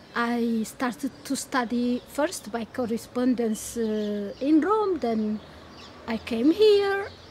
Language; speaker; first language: English; non-native, fluent; Tigrinya